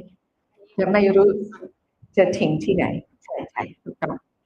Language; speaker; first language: Thai; non-native, fluent; English